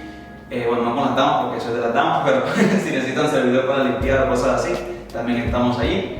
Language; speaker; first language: Spanish; native; Spanish